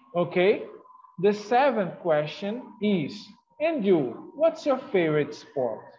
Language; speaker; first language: English; non-native, fluent; Portuguese